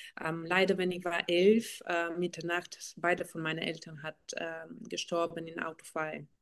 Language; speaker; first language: German; non-native, fluent; Bulgarian